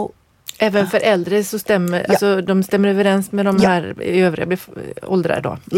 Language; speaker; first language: Swedish; native; Swedish